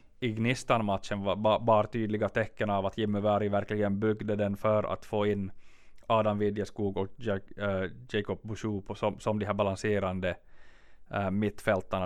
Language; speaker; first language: Swedish; native; Swedish